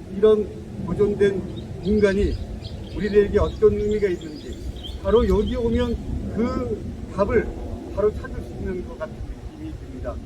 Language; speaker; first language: Korean; native; Korean